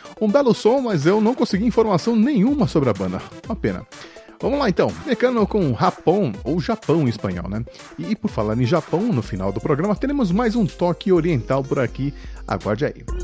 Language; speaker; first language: Portuguese; native; Portuguese